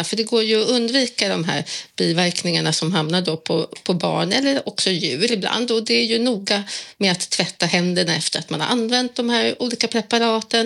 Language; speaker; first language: Swedish; native; Swedish